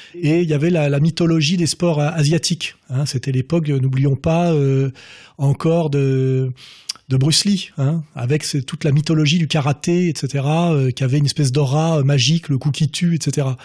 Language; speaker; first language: French; native; French